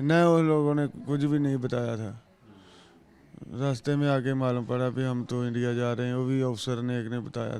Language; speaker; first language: Hindi; non-native, local second language; Punjabi